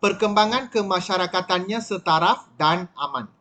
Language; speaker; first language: Malay; non-native, local second language; Tamil